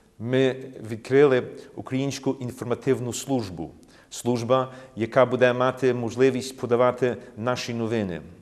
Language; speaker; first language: Ukrainian; early bilingual, heritage; Ukrainian